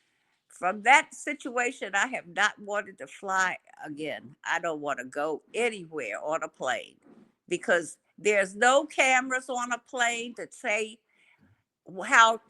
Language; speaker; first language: English; native; English